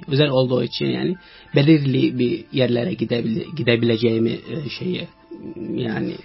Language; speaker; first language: Turkish; non-native, fluent; Arabic